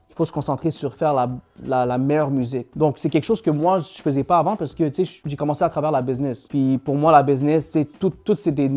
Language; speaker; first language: French; native; French